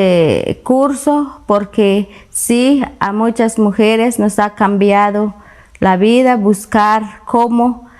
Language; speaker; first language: Spanish; non-native, local second language; Kaqchikel